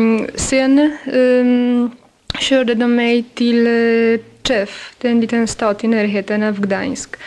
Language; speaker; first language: Swedish; non-native, fluent; Polish